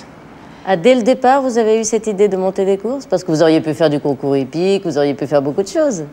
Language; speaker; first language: French; native; French